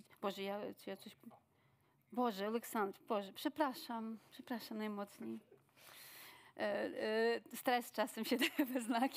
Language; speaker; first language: Polish; non-native, fluent; Ukrainian